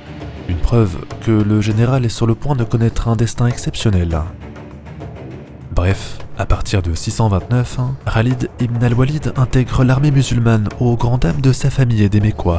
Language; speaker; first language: French; native; French